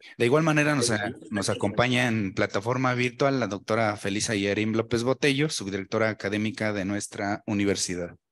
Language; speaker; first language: Spanish; native; Spanish